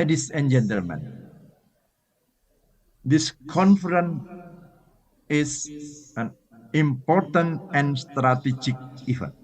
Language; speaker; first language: English; non-native, fluent; Indonesian